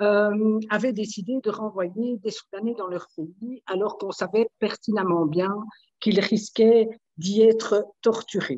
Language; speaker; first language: French; native; French